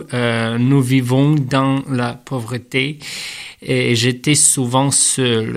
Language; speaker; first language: French; non-native, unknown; Russian